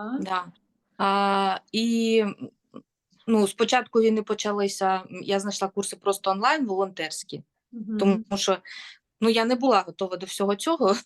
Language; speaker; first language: Ukrainian; non-native, local second language; Russian